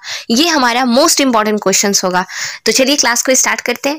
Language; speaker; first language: Hindi; native; Hindi